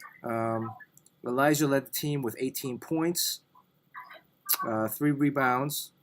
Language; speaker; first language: English; native; English